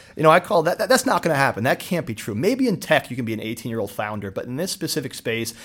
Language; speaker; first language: English; native; English